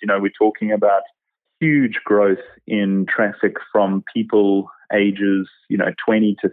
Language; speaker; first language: English; native; English